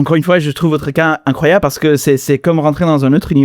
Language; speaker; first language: French; non-native, fluent; English